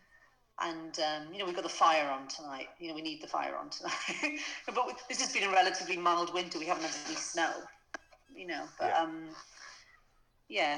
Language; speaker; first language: English; native; English